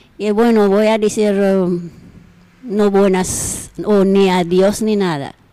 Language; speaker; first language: Spanish; non-native, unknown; Filipino